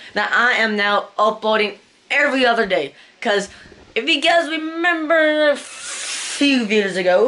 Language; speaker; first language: English; native; English